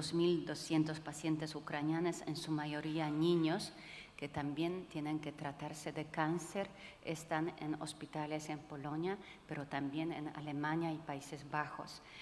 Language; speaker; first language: Spanish; non-native, fluent; Polish